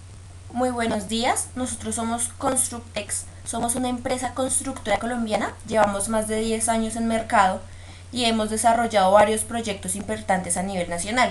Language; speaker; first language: Spanish; native; Spanish